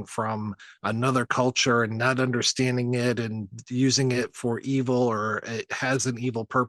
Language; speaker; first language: English; native; English